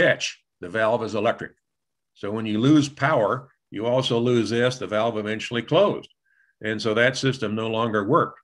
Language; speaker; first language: English; native; English